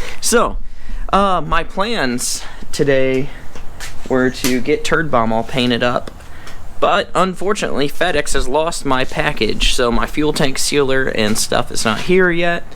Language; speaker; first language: English; native; English